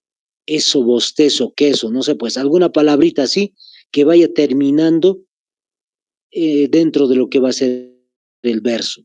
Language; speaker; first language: Spanish; native; Spanish